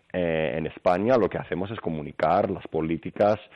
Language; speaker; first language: Spanish; non-native, fluent; Greek